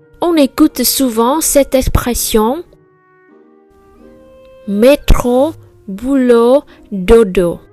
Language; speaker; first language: French; non-native, fluent; Vietnamese